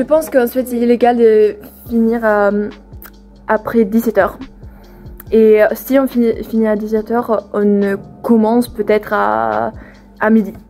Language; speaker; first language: French; non-native, fluent; Swedish